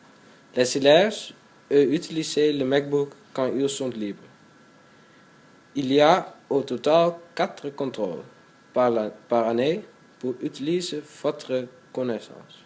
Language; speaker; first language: French; non-native, learner; Dutch